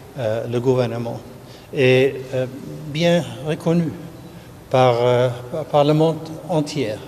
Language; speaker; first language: French; non-native, fluent; German